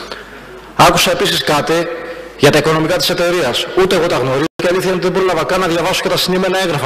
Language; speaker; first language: Greek; native; Greek